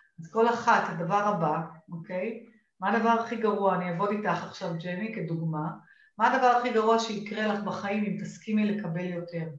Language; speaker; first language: Hebrew; native; Hebrew